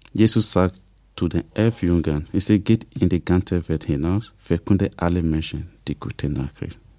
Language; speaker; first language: German; non-native, learner; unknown